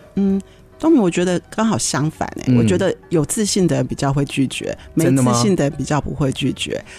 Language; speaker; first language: Chinese; native; Chinese